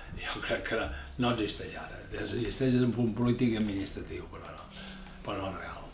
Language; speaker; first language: Catalan; native; Catalan